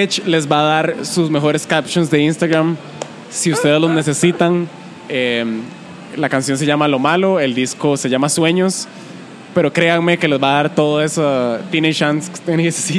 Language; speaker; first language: Spanish; native; Spanish